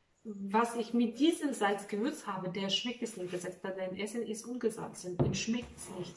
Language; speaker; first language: German; non-native, fluent; Russian